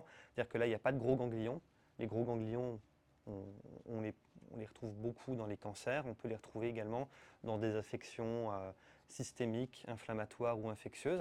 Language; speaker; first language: French; native; French